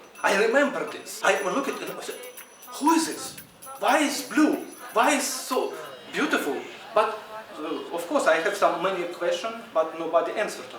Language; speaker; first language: English; non-native, learner; Russian